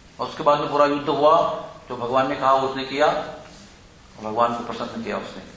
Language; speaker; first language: Hindi; non-native, local second language; Marathi